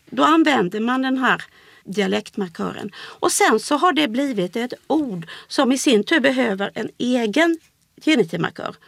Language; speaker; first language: Swedish; native; Swedish